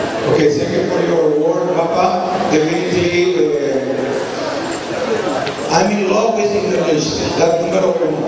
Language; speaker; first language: English; non-native, fluent; Spanish